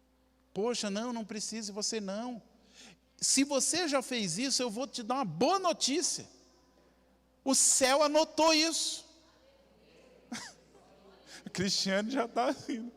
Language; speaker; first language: Portuguese; native; Portuguese